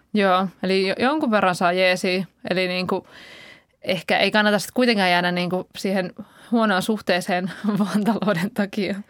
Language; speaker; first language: Finnish; native; Finnish